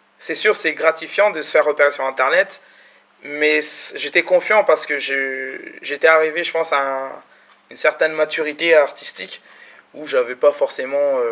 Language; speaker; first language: French; early bilingual, other home language; Malagasy